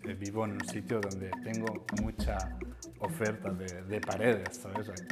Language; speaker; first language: Spanish; non-native, local second language; Catalan